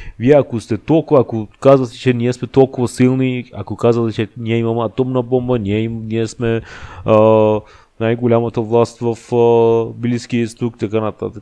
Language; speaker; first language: Bulgarian; non-native, fluent; Persian